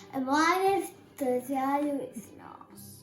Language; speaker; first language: Welsh; non-native, local second language; English